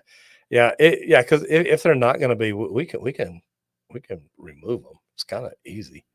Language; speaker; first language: English; native; English